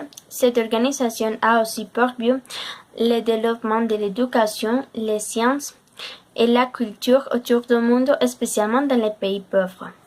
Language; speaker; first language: French; non-native, learner; Spanish